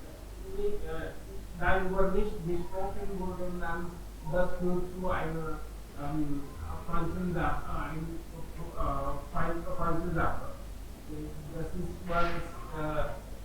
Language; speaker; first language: German; non-native, learner; Hindi